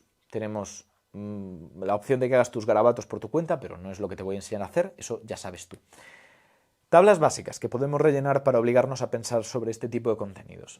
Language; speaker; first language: Spanish; native; Spanish